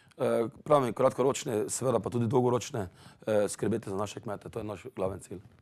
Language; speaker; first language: Slovenian; native; Slovenian